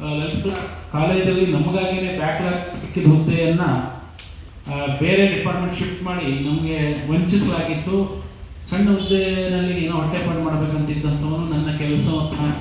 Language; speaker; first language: Kannada; non-native, local second language; Lambadi